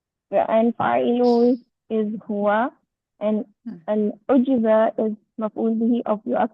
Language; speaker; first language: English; non-native, learner; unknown